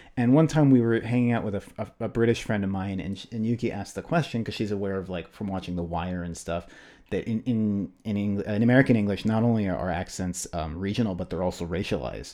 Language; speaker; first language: English; native; English